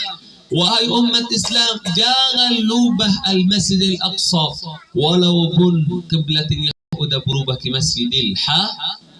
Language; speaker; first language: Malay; non-native, fluent; Arabic